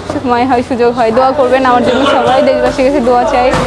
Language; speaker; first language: Bangla; native; Bangla